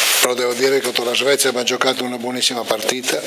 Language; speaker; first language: Italian; native; Italian